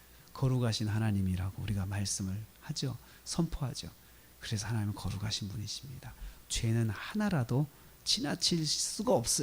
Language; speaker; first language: Korean; native; Korean